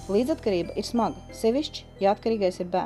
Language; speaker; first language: Latvian; native; Latvian